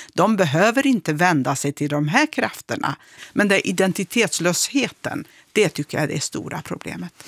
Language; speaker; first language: Swedish; non-native, fluent; Kurdish